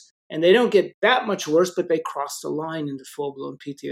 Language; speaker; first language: English; native; English